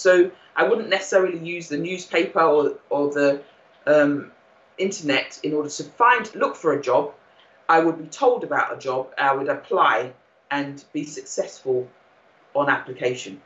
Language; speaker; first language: English; native; English